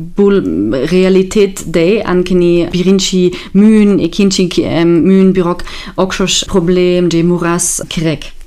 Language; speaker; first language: Kyrgyz; non-native, learner; German